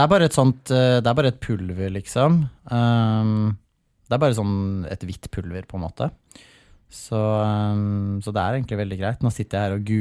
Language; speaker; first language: Norwegian; native; Norwegian